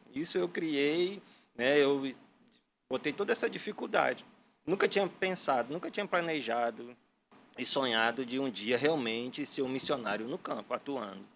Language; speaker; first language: Portuguese; native; Portuguese